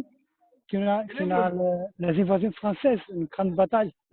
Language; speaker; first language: French; non-native, fluent; Portuguese